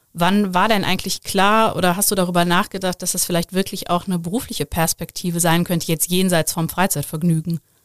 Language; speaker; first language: German; native; German